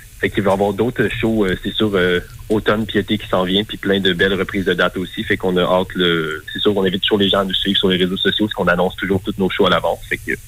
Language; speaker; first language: French; native; French